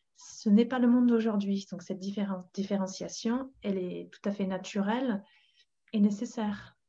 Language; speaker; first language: French; non-native, fluent; English